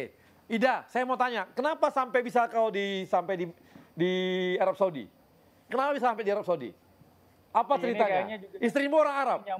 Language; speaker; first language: Indonesian; native; Indonesian